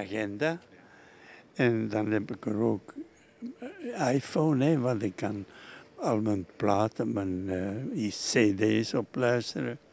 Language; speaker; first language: Dutch; non-native, local second language; French